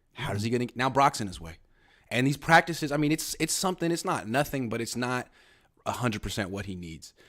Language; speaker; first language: English; native; English